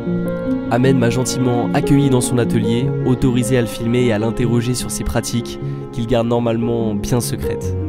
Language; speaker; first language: French; native; French